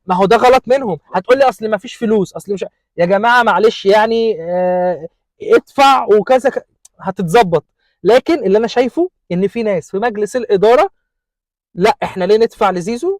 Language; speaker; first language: Arabic; native; Arabic